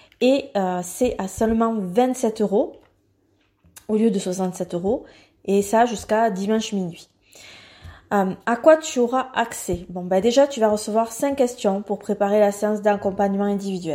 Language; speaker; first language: French; native; French